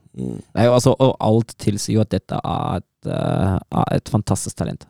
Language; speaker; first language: Norwegian; non-native, fluent; German